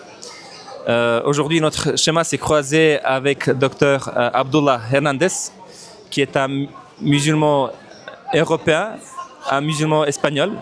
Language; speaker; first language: French; non-native, fluent; Bosnian